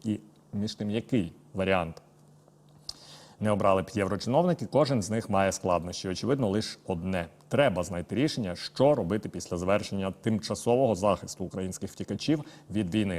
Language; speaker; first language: Ukrainian; native; Ukrainian